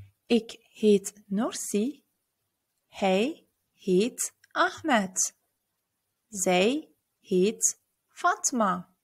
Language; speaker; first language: Dutch; early bilingual, other home language; Turkish